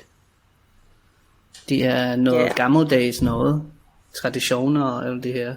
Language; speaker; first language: Danish; native; Danish